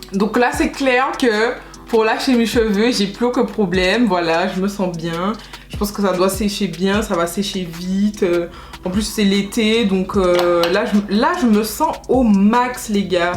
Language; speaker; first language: French; native; French